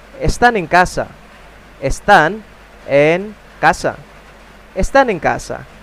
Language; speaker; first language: Spanish; non-native, fluent; Indonesian